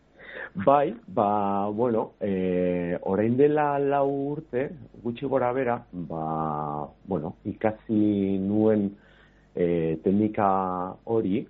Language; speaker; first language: Basque; non-native, local second language; Spanish